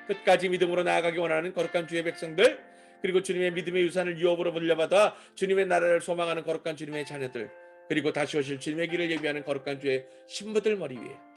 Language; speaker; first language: Korean; native; Korean